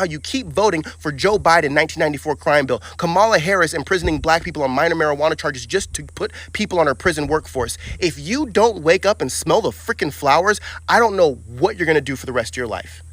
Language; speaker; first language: English; native; English